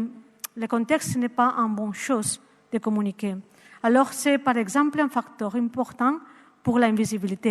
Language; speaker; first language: French; non-native, learner; Spanish